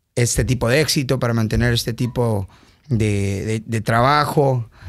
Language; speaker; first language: Spanish; early bilingual, heritage; Spanish